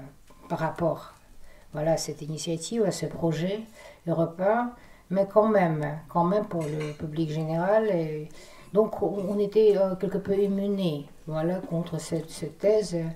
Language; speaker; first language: French; non-native, fluent; Russian